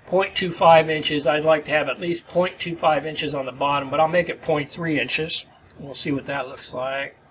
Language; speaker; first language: English; native; English